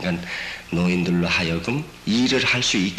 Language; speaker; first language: Korean; native; Korean